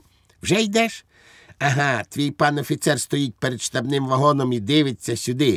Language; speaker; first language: Ukrainian; native; Ukrainian